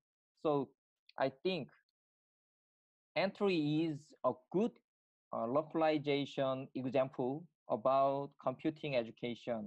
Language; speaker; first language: English; non-native, learner; Korean